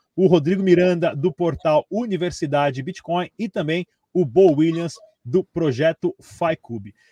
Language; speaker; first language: Portuguese; early bilingual, heritage; English